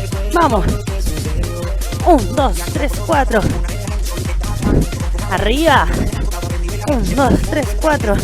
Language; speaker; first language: Spanish; native; Spanish